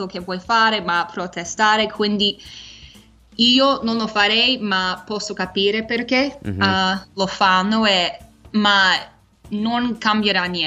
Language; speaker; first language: Italian; early bilingual, heritage; English